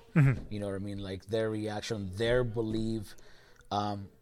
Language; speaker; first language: English; early bilingual, other home language; Spanish